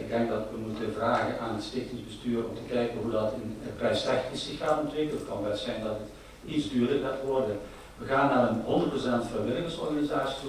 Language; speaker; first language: Dutch; native; Dutch